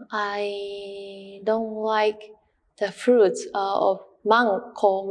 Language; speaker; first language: English; non-native, learner; Japanese